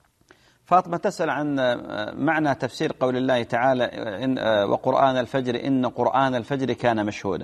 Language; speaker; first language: Arabic; native; Arabic